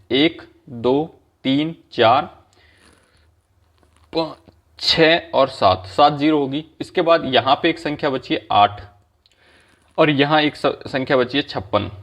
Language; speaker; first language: Hindi; native; Hindi